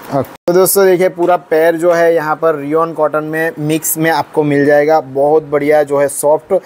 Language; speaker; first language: Hindi; non-native, local second language; Gujarati